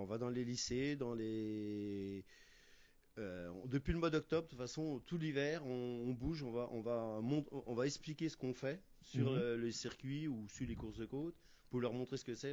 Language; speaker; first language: French; native; French